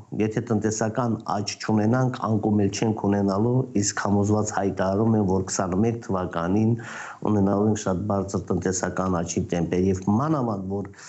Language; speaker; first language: Armenian; native; Armenian